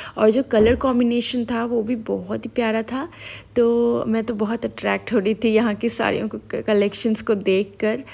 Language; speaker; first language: Hindi; native; Hindi